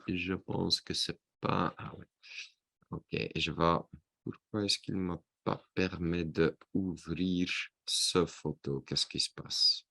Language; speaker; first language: French; non-native, local second language; Dutch